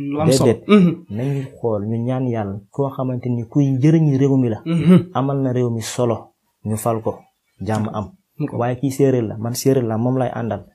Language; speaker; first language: Wolof; non-native, local second language; Fula